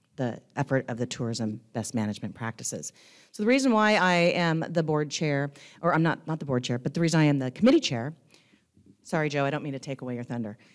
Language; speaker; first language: English; native; English